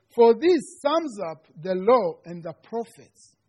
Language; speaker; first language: English; non-native, local second language; Kinyarwanda